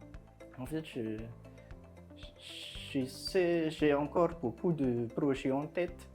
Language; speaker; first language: French; non-native, local second language; Malagasy